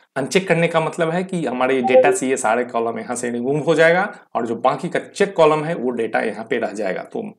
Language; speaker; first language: Hindi; native; Hindi